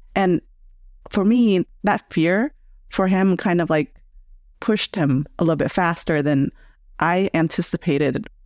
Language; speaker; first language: English; native; English